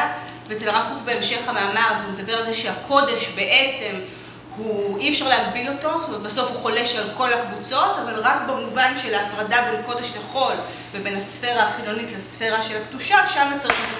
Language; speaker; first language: Hebrew; native; Hebrew